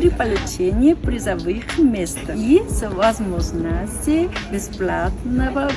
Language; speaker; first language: Russian; non-native, fluent; Korean